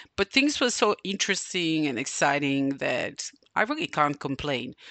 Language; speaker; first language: English; non-native, fluent; Serbian